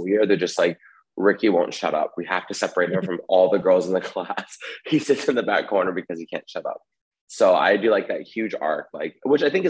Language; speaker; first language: English; native; English